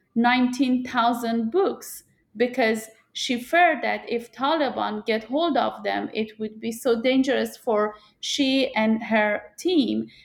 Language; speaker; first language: English; non-native, fluent; Persian